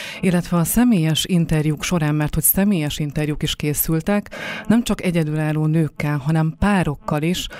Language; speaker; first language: Hungarian; native; Hungarian